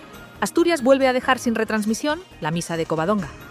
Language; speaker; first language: Spanish; native; Spanish